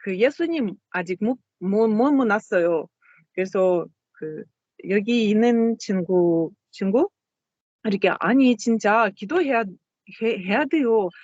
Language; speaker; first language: Korean; non-native, learner; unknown